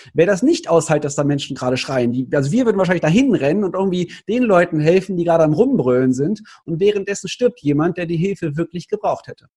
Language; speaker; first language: German; native; German